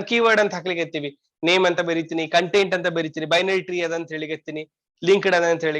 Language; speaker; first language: Kannada; native; Kannada